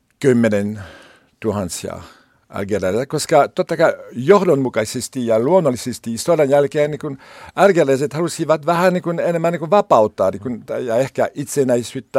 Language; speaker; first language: Finnish; non-native, learner; French